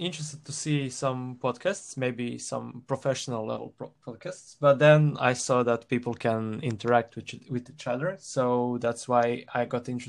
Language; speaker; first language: English; non-native, fluent; Croatian